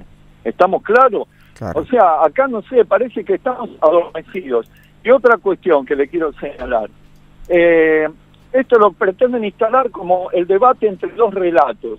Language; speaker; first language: Spanish; native; Spanish